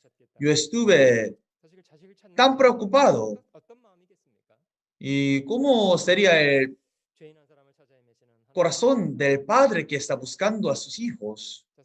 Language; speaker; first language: Spanish; non-native, fluent; Korean